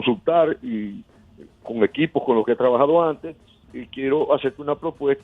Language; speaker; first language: Spanish; native; Spanish